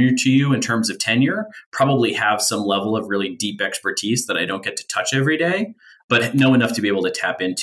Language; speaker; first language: English; native; English